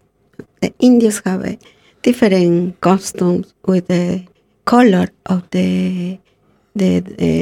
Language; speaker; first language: English; non-native, learner; Spanish